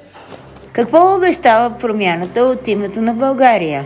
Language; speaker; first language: Bulgarian; native; Bulgarian